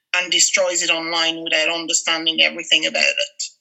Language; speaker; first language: English; non-native, fluent; French